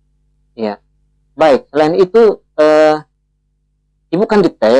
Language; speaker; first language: Indonesian; native; Indonesian